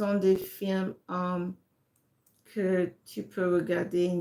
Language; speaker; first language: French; non-native, fluent; English